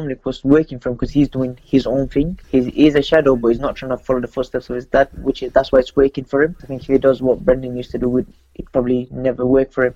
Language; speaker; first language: English; native; English